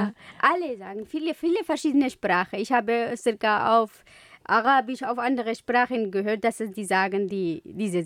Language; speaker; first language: German; non-native, learner; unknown